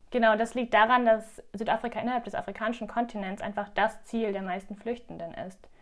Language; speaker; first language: German; native; German